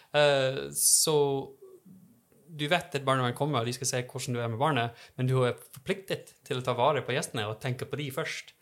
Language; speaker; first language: Norwegian; non-native, fluent; English